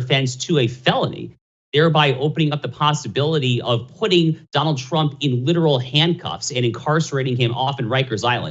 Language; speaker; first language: English; native; English